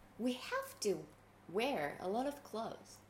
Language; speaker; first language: English; non-native, learner; Japanese